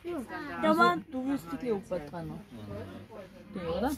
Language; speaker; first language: German; native; German